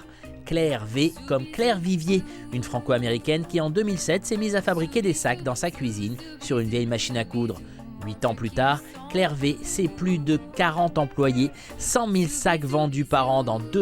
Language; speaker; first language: French; native; French